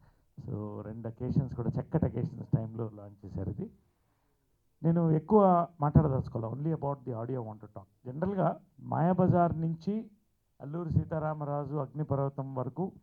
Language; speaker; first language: Telugu; native; Telugu